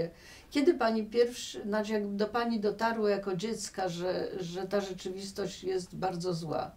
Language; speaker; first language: Polish; native; Polish